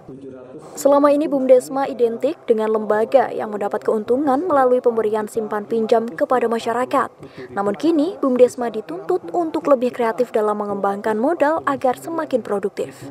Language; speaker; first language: Indonesian; native; Indonesian